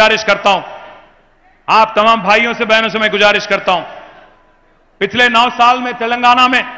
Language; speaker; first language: Hindi; non-native, local second language; Telugu